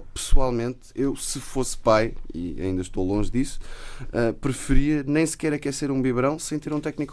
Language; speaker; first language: Portuguese; native; Portuguese